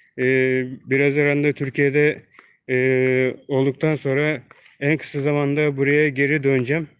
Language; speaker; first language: Turkish; native; Turkish